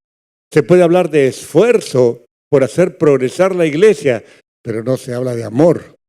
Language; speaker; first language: Spanish; native; Spanish